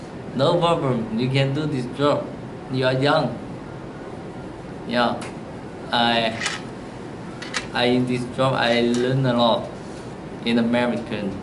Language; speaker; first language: English; non-native, learner; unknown